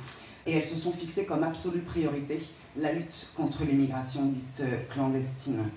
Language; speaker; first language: French; native; French